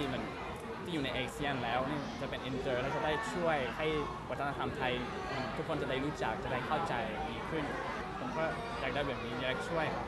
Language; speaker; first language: Thai; non-native, learner; English